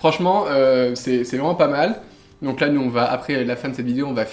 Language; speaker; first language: French; native; French